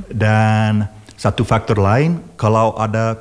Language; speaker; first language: Indonesian; non-native, learner; English